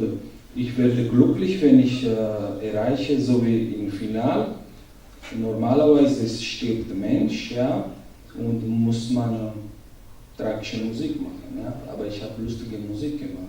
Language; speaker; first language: German; non-native, learner; Georgian